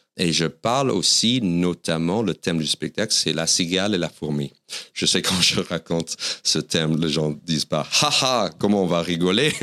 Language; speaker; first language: French; non-native, fluent; English